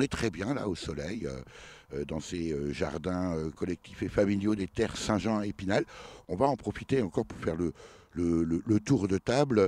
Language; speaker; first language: French; native; French